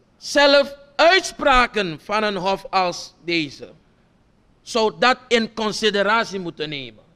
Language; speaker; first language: Dutch; non-native, local second language; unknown